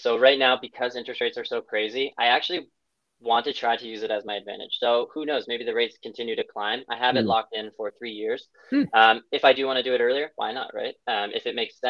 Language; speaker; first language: English; native; English